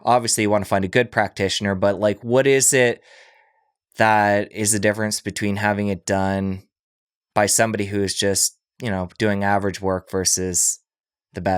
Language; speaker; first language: English; native; English